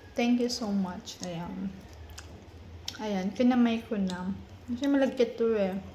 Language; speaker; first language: Filipino; non-native, local second language; Bikol